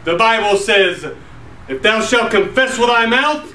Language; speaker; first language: English; native; English